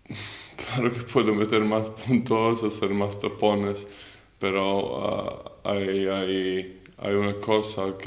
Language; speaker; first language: Spanish; non-native, learner; Latvian